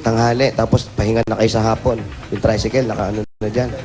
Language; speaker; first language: Filipino; native; Filipino